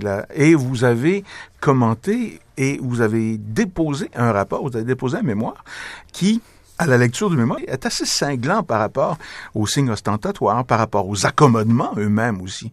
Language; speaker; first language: French; native; French